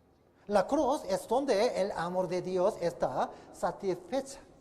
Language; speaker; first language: Spanish; non-native, learner; Korean